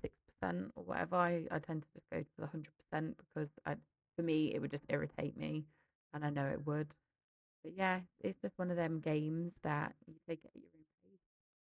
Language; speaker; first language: English; native; English